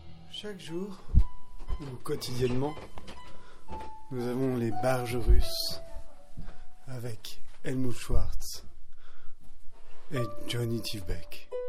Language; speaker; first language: French; native; French